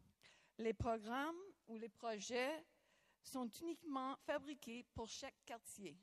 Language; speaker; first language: French; non-native, local second language; English